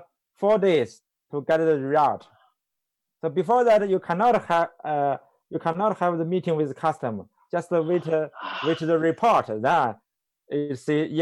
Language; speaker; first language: English; non-native, learner; Chinese